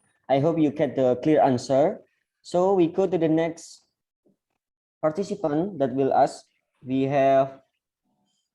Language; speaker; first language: English; non-native, learner; Indonesian